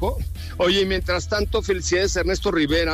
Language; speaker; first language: Spanish; native; Spanish